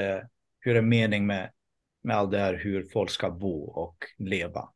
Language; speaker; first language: Swedish; non-native, fluent; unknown